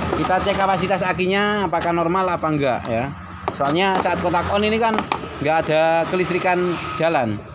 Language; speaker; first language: Indonesian; non-native, local second language; Javanese